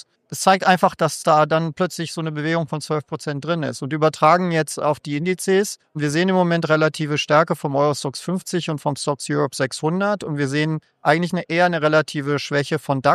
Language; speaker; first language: German; native; German